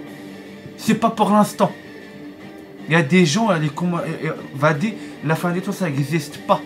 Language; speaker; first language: French; non-native, learner; Arabic